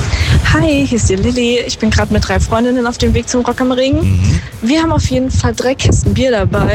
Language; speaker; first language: German; native; German